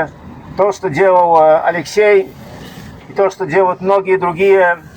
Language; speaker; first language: Russian; native; Russian